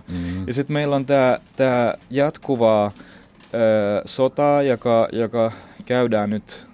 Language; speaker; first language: Finnish; non-native, fluent; Arabic